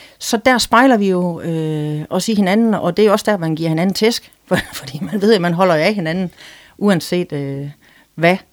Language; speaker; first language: Danish; native; Danish